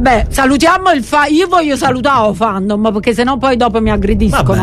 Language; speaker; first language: Italian; native; Italian